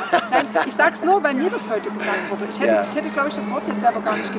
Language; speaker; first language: German; native; German